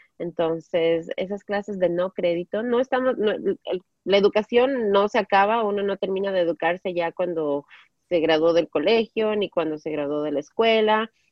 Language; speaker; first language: Spanish; native; Spanish